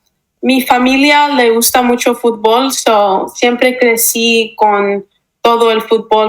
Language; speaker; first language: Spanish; early bilingual, heritage; English